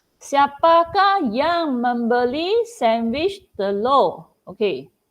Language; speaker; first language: Malay; non-native, local second language; Chinese